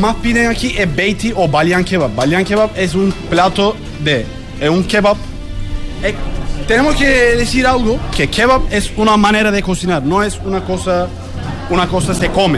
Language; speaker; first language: Spanish; non-native, learner; Turkish